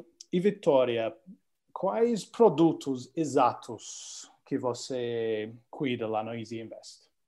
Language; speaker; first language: Portuguese; non-native, learner; English